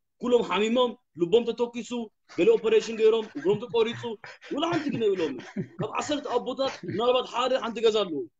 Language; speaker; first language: Tigrinya; early bilingual, heritage; Tigrinya